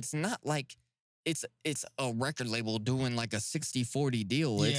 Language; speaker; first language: English; native; English